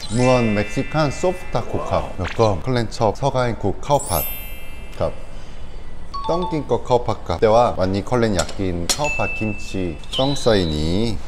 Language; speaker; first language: Thai; non-native, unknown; Korean